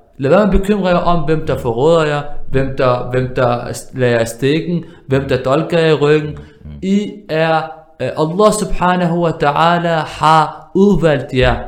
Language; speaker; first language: Danish; early bilingual, other home language; Arabic